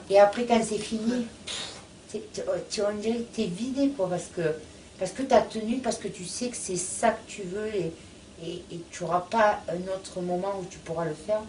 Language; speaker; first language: French; native; French